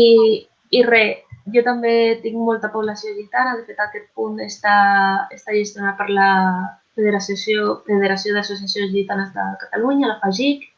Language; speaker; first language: Catalan; non-native, local second language; Spanish